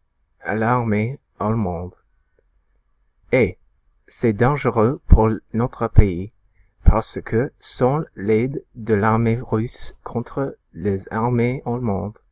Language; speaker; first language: French; non-native, learner; English